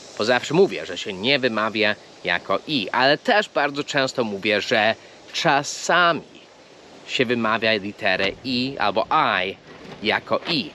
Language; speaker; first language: Polish; non-native, fluent; English